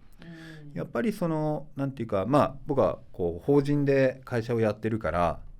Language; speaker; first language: Japanese; native; Japanese